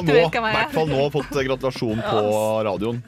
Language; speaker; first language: Norwegian; native; Norwegian